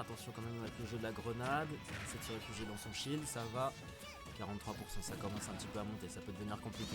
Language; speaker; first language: French; native; French